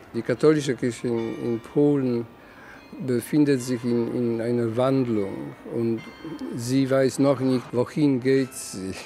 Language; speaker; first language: German; non-native, fluent; Polish